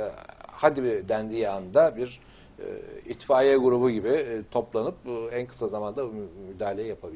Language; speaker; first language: Turkish; native; Turkish